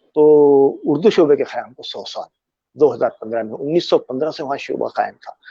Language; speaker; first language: Urdu; native; Urdu